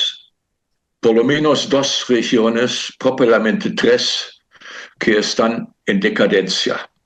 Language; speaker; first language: Spanish; non-native, fluent; German